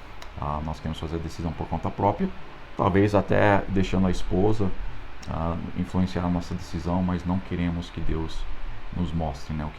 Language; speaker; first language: Portuguese; non-native, fluent; English